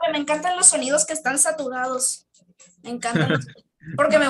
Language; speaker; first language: Spanish; native; Spanish